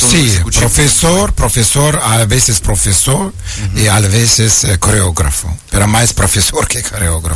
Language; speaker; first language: Portuguese; non-native, learner; Ukrainian